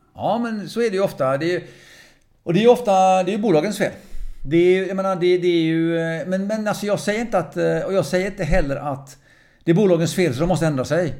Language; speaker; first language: Swedish; early bilingual, other home language; English